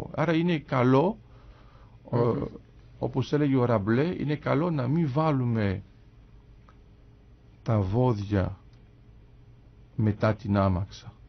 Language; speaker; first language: Greek; native; Greek